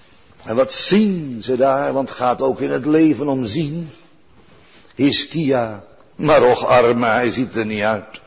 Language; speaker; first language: Dutch; native; Dutch